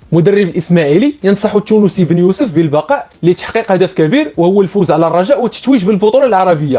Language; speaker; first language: Arabic; native; Arabic